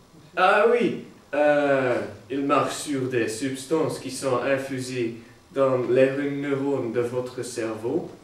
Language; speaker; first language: French; non-native, learner; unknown